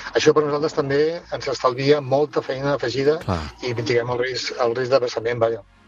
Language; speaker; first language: Catalan; native; Catalan